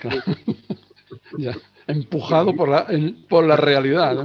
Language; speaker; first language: Spanish; native; Spanish